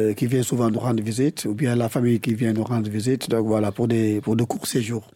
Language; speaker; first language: French; non-native, local second language; Wolof